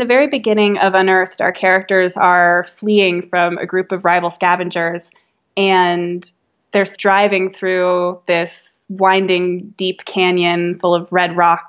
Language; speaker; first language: English; native; English